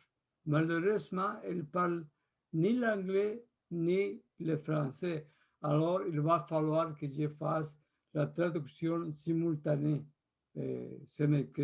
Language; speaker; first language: French; non-native, fluent; Spanish